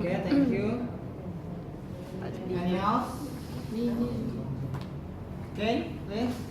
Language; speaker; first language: English; non-native, learner; Indonesian